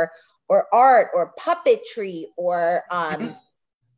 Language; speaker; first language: English; native; English